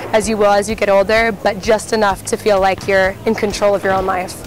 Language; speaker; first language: English; native; English